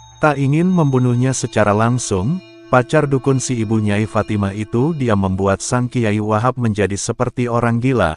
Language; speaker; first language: Indonesian; native; Indonesian